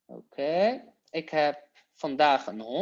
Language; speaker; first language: Dutch; non-native, fluent; Polish